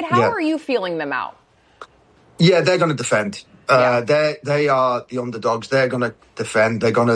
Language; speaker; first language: English; native; English